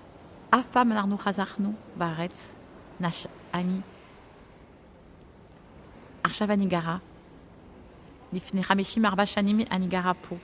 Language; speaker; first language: Hebrew; early bilingual, heritage; French